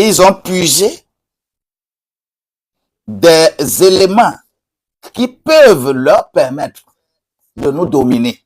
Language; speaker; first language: French; non-native, local second language; Ewe